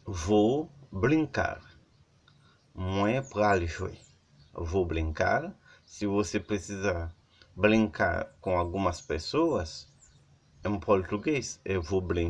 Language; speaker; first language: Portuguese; non-native, learner; Haitian Creole